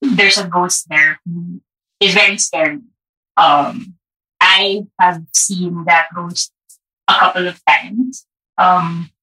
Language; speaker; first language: English; non-native, local second language; Filipino